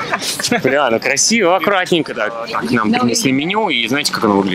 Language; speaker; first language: Russian; native; Russian